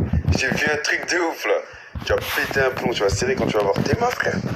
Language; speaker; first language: French; native; French